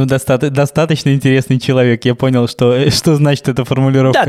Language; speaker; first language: Russian; native; Russian